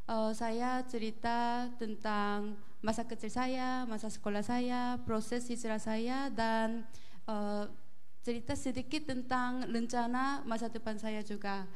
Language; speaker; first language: Indonesian; non-native, learner; Korean